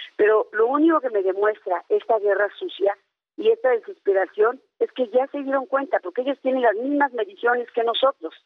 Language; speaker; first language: Spanish; native; Spanish